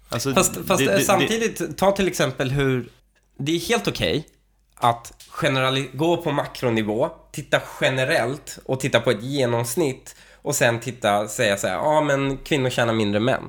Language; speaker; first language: Swedish; native; Swedish